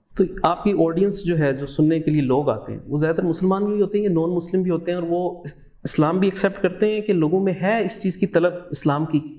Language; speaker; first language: Urdu; native; Urdu